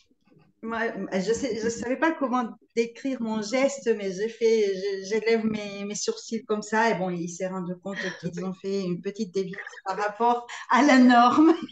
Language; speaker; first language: French; non-native, fluent; Spanish